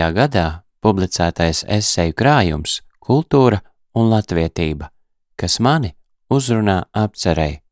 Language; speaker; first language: Latvian; native; Latvian